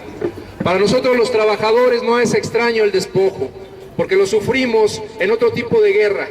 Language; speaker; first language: Spanish; native; Spanish